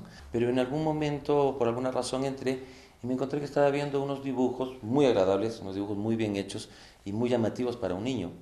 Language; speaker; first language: Spanish; native; Spanish